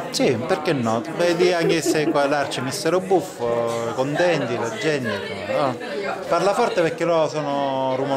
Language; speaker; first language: Italian; native; Italian